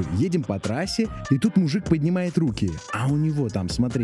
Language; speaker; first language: Russian; native; Russian